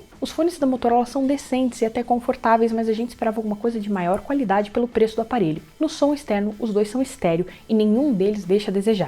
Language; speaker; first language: Portuguese; native; Portuguese